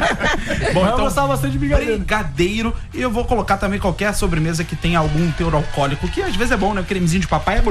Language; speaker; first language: Portuguese; native; Portuguese